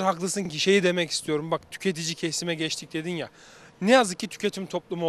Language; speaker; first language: Turkish; native; Turkish